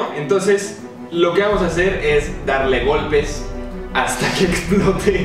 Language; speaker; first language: Spanish; native; Spanish